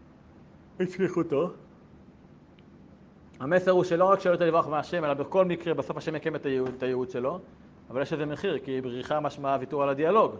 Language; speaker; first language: Hebrew; native; Hebrew